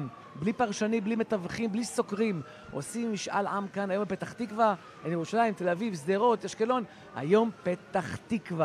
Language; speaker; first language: Hebrew; native; Hebrew